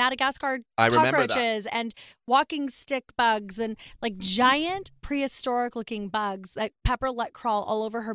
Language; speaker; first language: English; native; English